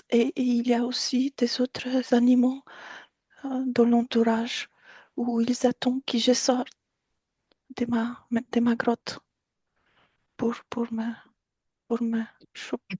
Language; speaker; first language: French; non-native, fluent; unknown